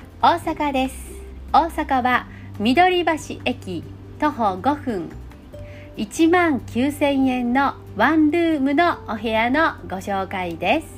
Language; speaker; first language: Japanese; native; Japanese